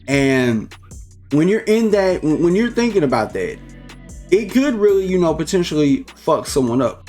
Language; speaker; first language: English; native; English